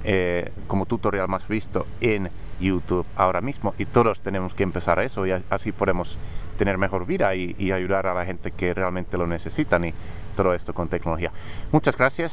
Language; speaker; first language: Spanish; non-native, fluent; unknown